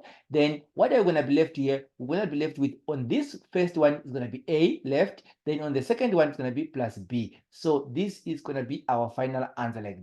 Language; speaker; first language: English; non-native, local second language; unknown